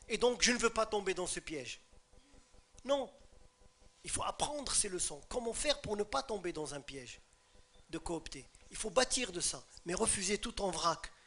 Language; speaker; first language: French; non-native, local second language; Arabic